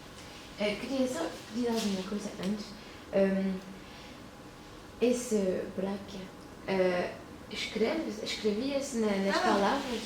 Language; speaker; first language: Portuguese; early bilingual, heritage; Portuguese